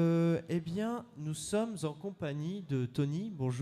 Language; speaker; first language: French; native; French